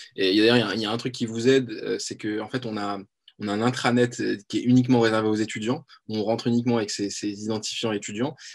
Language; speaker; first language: French; native; French